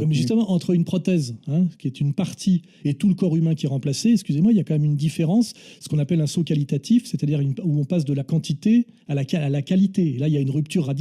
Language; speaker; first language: French; native; French